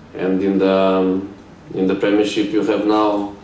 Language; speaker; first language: English; non-native, fluent; Portuguese